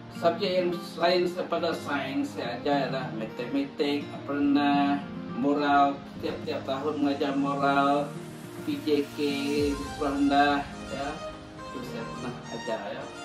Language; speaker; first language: Malay; non-native, local second language; Iban